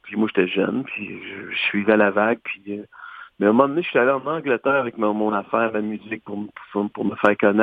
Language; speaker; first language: French; native; French